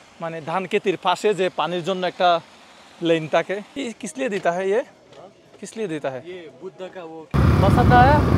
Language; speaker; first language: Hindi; non-native, learner; Bangla